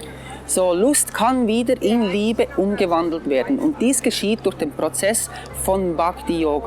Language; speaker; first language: German; non-native, fluent; English